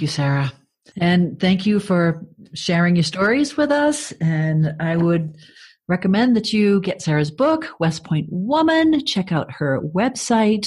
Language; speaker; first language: English; native; English